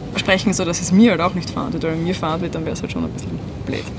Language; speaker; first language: German; native; German